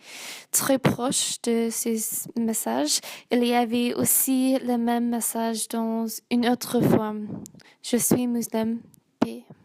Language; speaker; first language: French; non-native, learner; English